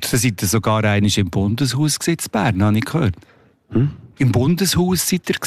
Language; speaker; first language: German; native; German